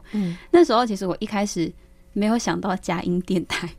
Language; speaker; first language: Chinese; native; Chinese